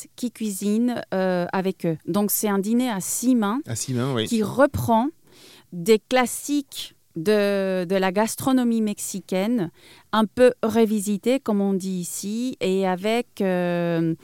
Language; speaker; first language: French; non-native, fluent; Spanish